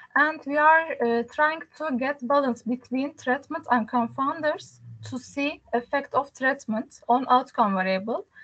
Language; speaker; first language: English; non-native, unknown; Turkish